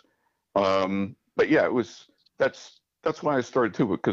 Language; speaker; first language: English; native; English